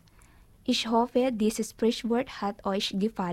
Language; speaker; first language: German; non-native, learner; Filipino